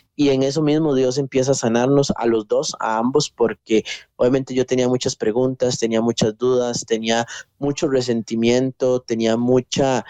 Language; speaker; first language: Spanish; native; Spanish